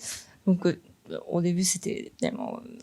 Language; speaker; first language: French; non-native, fluent; Korean